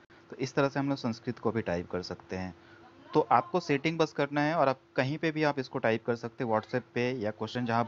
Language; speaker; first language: Hindi; native; Hindi